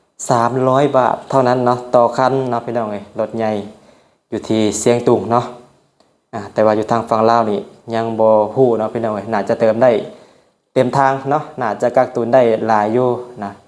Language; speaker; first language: Thai; non-native, local second language; Northeastern Thai